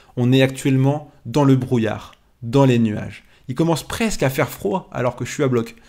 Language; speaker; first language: French; native; French